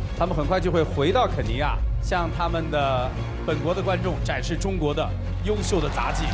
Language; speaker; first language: Chinese; native; Chinese